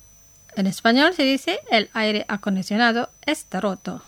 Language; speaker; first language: Spanish; non-native, fluent; Indonesian